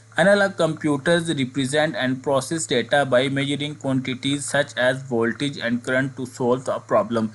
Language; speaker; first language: English; non-native, local second language; Urdu